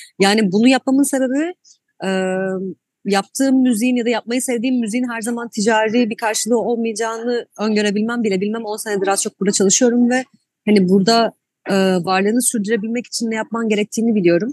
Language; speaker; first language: Turkish; native; Turkish